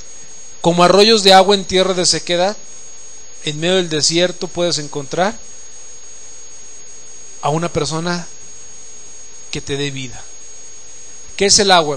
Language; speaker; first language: Spanish; native; Spanish